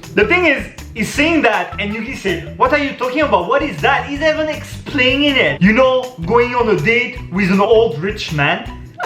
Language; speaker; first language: English; non-native, fluent; French